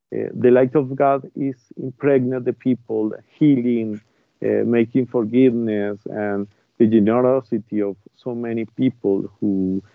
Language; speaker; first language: English; non-native, learner; Spanish